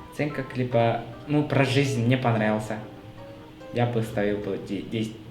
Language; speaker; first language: Russian; non-native, local second language; Kyrgyz